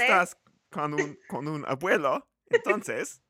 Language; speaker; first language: Spanish; non-native, learner; English